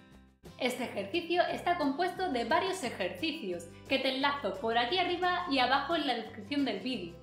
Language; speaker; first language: Spanish; native; Spanish